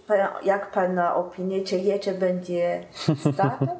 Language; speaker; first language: Polish; non-native, learner; Chinese